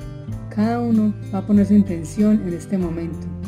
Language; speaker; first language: Spanish; native; Spanish